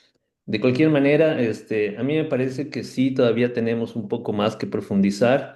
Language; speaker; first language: Spanish; native; Spanish